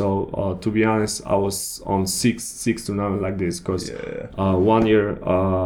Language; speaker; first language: English; non-native, learner; Polish